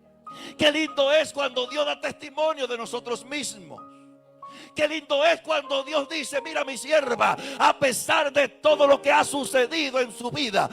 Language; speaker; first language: Spanish; native; Spanish